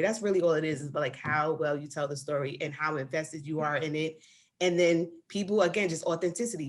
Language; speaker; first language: English; native; English